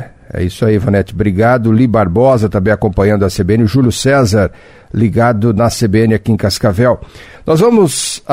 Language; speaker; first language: Portuguese; native; Portuguese